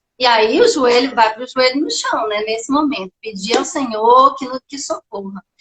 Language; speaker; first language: Portuguese; native; Portuguese